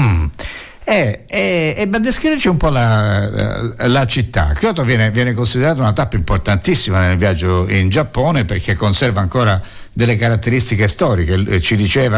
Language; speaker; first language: Italian; native; Italian